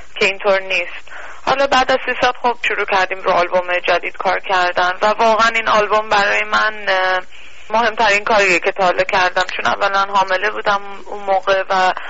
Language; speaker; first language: Persian; early bilingual, heritage; Persian